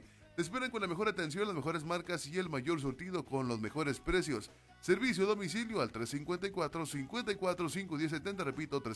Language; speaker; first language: Spanish; native; Spanish